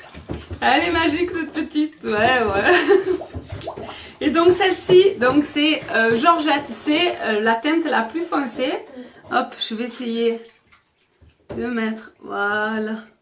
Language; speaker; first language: French; native; French